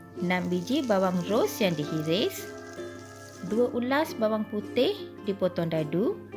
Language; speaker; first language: Malay; non-native, local second language; Tamil